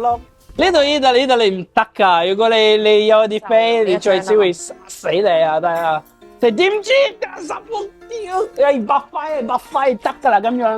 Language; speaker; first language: Cantonese; non-native, learner; Italian